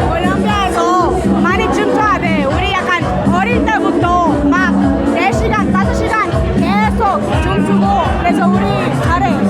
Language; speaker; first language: Korean; non-native, learner; Spanish